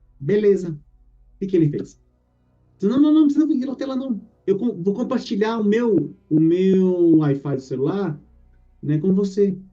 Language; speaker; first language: Portuguese; native; Portuguese